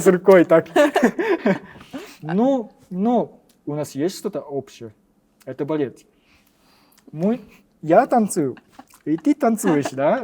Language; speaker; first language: Russian; non-native, learner; Japanese